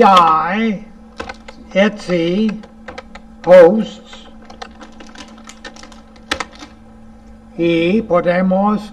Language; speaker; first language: Spanish; non-native, fluent; English